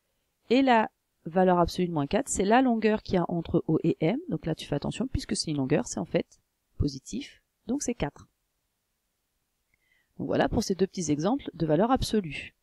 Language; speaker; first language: French; native; French